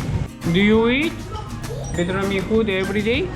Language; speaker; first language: English; non-native, learner; Japanese